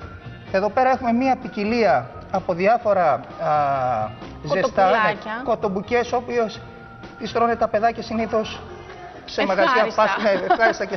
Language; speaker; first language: Greek; native; Greek